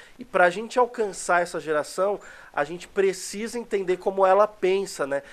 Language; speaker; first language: Portuguese; native; Portuguese